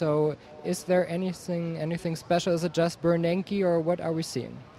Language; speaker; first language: English; non-native, fluent; German